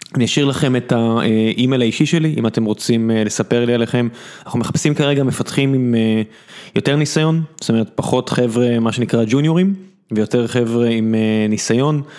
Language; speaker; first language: Hebrew; native; Hebrew